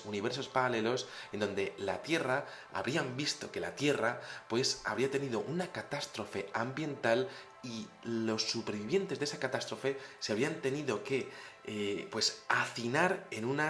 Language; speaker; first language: Spanish; native; Spanish